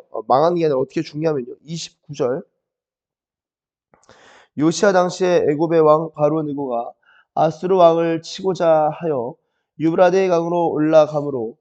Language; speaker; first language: Korean; native; Korean